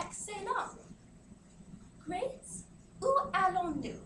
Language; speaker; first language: French; non-native, fluent; English